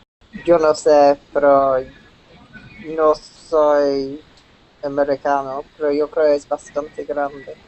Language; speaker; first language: Spanish; non-native, learner; English